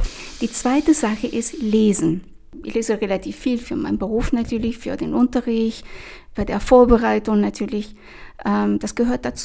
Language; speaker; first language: German; non-native, fluent; Spanish